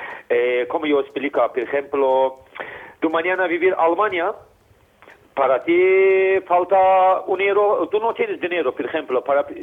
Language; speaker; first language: Spanish; non-native, learner; Azerbaijani